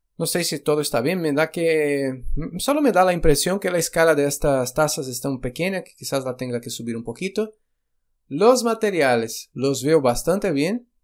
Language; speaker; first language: Spanish; non-native, fluent; Portuguese